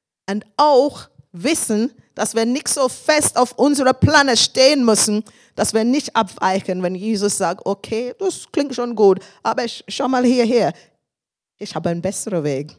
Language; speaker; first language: German; non-native, fluent; English